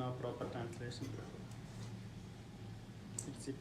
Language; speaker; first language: English; non-native, local second language; Malayalam